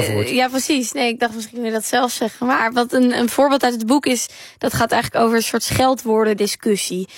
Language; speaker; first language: Dutch; native; Dutch